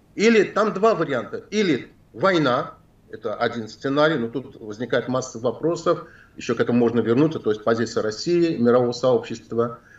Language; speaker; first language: Russian; non-native, local second language; Azerbaijani